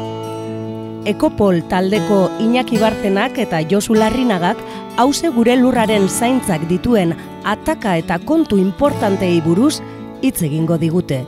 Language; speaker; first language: Basque; native; Basque